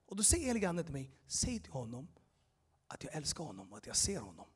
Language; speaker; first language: Swedish; early bilingual, other home language; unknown